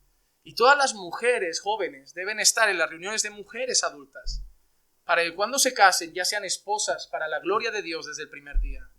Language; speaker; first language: Spanish; native; Spanish